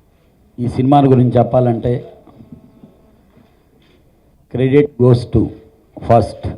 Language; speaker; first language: Telugu; native; Telugu